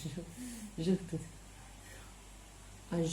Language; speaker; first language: French; non-native, learner; Chinese